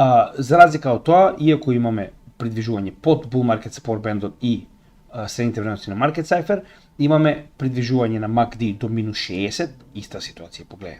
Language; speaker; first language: Macedonian; native; Macedonian